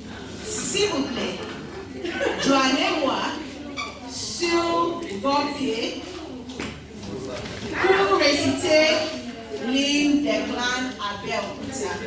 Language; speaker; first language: French; non-native, learner; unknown